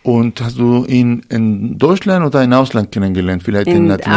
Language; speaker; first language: German; non-native, fluent; Spanish